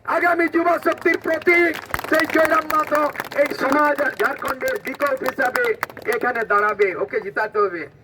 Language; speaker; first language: Bangla; non-native, local second language; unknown